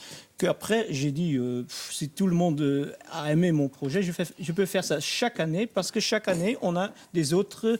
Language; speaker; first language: French; non-native, fluent; Dutch